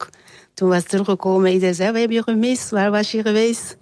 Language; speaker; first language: Dutch; non-native, learner; French